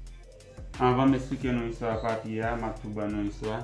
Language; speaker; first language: French; non-native, local second language; Haitian Creole